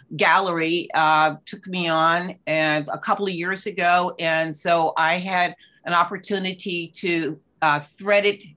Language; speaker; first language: English; native; English